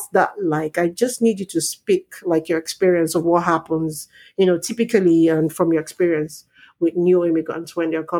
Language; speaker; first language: English; non-native, local second language; Yoruba